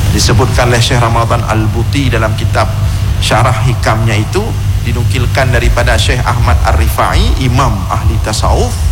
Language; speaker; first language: Malay; non-native, local second language; Achinese